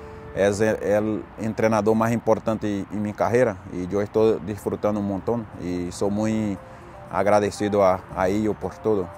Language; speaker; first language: Spanish; non-native, fluent; Portuguese